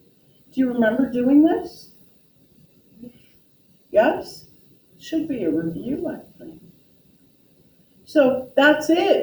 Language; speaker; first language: English; native; English